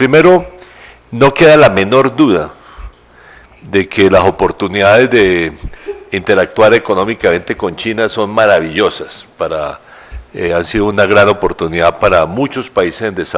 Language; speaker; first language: Spanish; native; Spanish